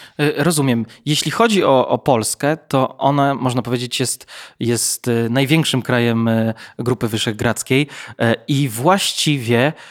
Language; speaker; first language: Polish; native; Polish